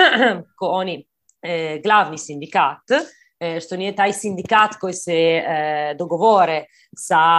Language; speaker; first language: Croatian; early bilingual, heritage; Croatian